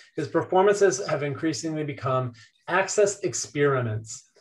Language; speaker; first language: English; native; English